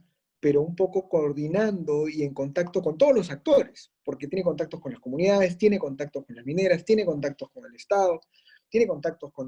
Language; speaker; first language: Spanish; native; Spanish